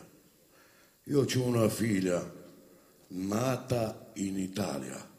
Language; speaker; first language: Italian; non-native, learner; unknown